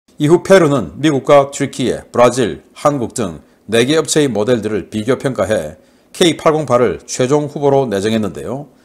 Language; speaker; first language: Korean; native; Korean